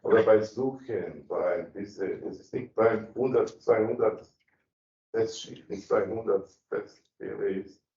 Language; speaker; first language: German; non-native, learner; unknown